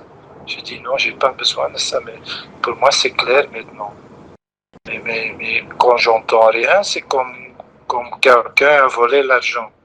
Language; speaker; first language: French; non-native, local second language; Dutch